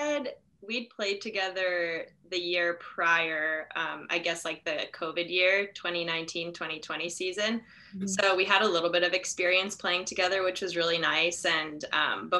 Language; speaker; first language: English; native; English